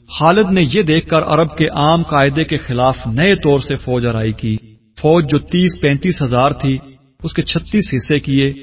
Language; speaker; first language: Urdu; native; Urdu